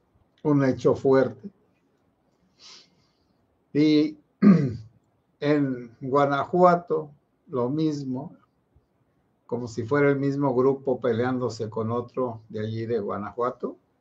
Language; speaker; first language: Spanish; native; Spanish